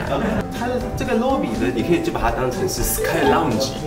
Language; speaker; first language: Chinese; native; Chinese